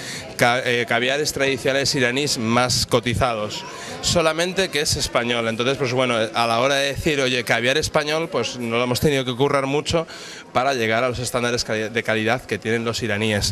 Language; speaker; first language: Spanish; native; Spanish